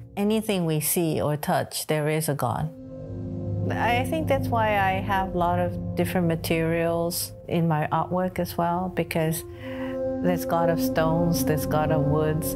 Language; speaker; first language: English; non-native, fluent; Japanese